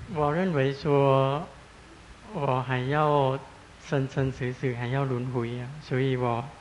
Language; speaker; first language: Chinese; non-native, fluent; Thai